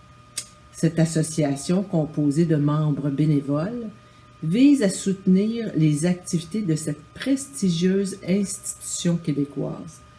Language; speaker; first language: French; native; French